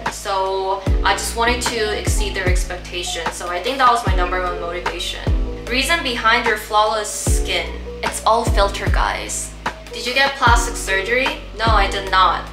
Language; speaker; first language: English; early bilingual, other home language; Korean